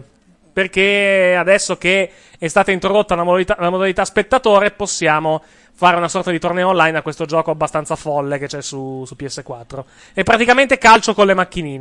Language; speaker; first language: Italian; native; Italian